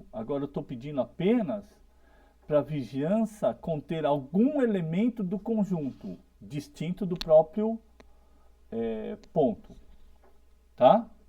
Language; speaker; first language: Portuguese; native; Portuguese